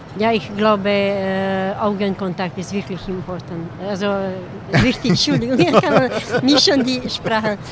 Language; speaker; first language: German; non-native, learner; Hungarian